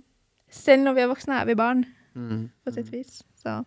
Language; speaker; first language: Norwegian; early bilingual, other home language; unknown